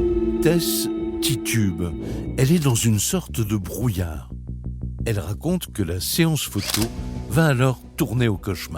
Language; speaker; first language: French; native; French